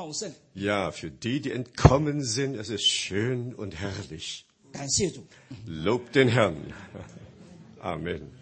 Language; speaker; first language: German; non-native, fluent; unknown